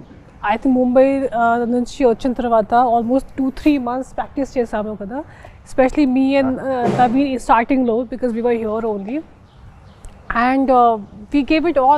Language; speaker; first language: Telugu; non-native, fluent; Hindi